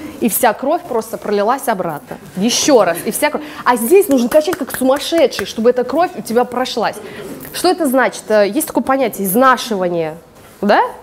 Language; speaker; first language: Russian; early bilingual, heritage; English